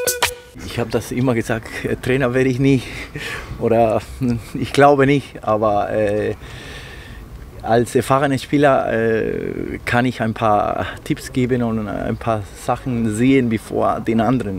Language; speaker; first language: German; non-native, learner; Spanish